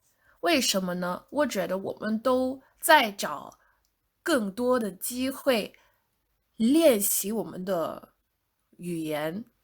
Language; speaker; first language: Chinese; non-native, fluent; English